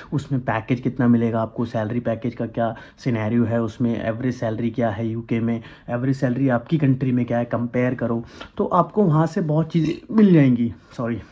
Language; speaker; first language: Hindi; native; Hindi